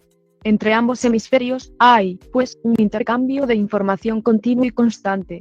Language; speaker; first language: Spanish; native; Spanish